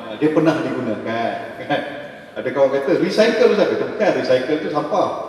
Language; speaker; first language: Malay; native; Malay